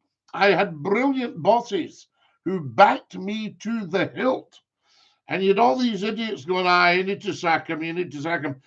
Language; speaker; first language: English; native; English